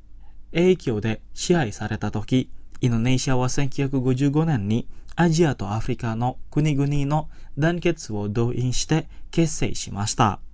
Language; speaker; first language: Japanese; non-native, fluent; Indonesian